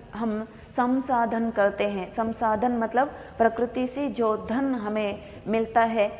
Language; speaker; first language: Hindi; non-native, local second language; Kannada